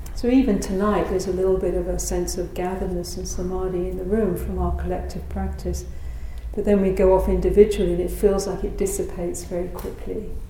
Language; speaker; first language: English; native; English